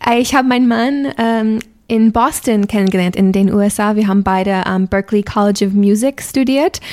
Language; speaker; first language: German; non-native, fluent; English